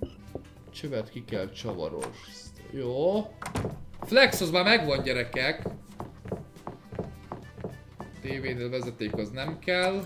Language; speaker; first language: Hungarian; native; Hungarian